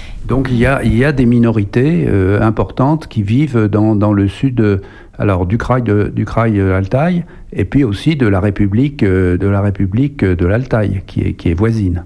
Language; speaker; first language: French; native; French